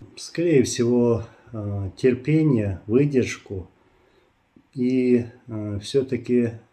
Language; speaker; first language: Russian; non-native, local second language; Chechen